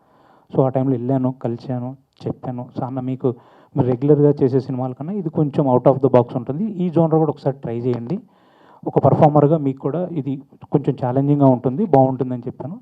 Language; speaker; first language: Telugu; native; Telugu